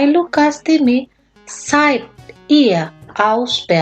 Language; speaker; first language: German; non-native, learner; Indonesian